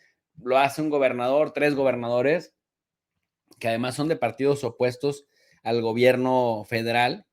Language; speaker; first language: Spanish; native; Spanish